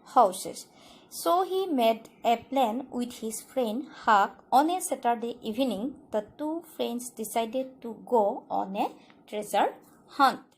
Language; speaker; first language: English; non-native, local second language; Assamese